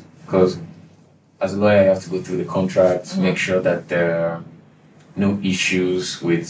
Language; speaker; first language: English; non-native, local second language; Igbo